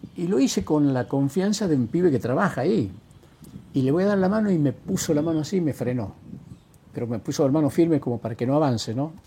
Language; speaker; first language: Spanish; native; Spanish